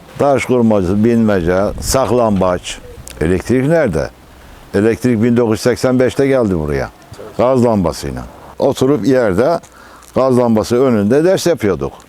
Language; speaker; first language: Turkish; native; Turkish